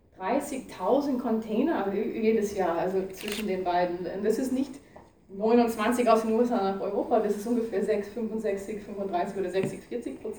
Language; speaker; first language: German; non-native, fluent; English